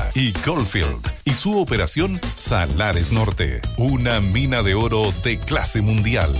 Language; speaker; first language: Spanish; native; Spanish